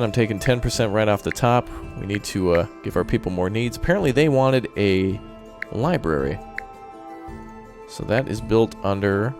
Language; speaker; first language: English; native; English